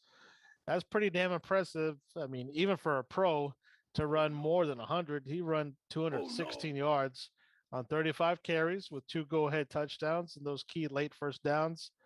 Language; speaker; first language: English; native; English